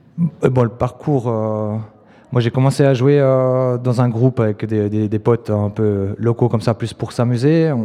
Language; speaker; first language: French; native; French